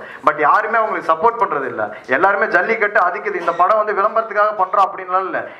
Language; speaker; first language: Tamil; native; Tamil